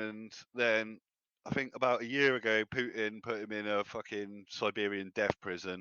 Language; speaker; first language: English; native; English